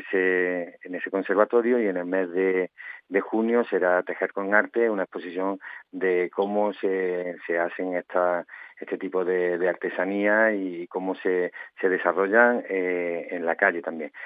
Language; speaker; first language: Spanish; native; Spanish